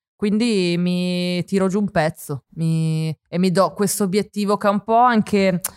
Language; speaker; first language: Italian; native; Italian